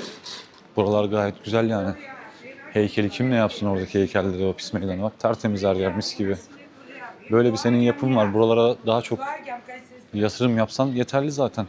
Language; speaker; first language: Turkish; native; Turkish